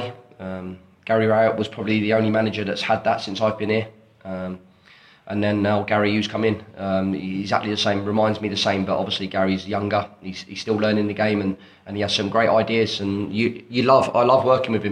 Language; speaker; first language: English; native; English